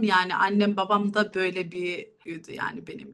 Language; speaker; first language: Turkish; early bilingual, heritage; Turkish